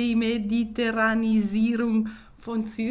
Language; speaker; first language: German; non-native, fluent; Italian